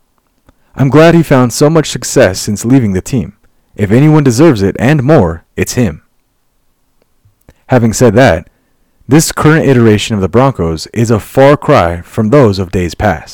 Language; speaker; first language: English; native; English